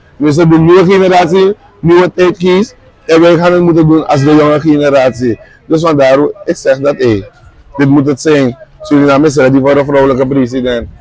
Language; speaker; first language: Dutch; native; Dutch